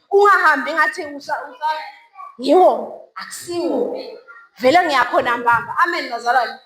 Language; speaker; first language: Zulu; non-native, local second language; Swati